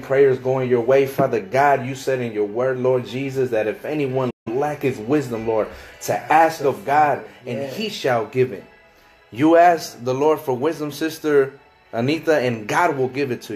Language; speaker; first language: English; native; English